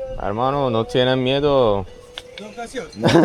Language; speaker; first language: Spanish; non-native, learner; Turkish